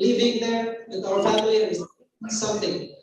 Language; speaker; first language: English; non-native, fluent; Indonesian